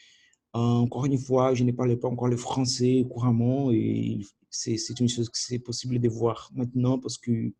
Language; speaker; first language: French; non-native, learner; Portuguese